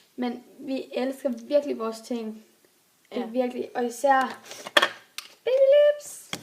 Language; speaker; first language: Danish; native; Danish